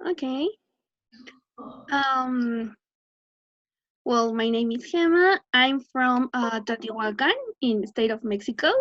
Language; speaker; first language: English; non-native, learner; Spanish